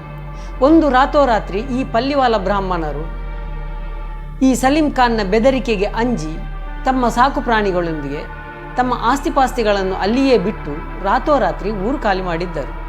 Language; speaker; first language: Kannada; native; Kannada